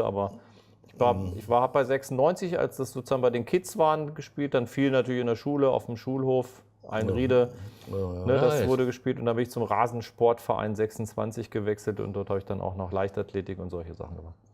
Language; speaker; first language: German; native; German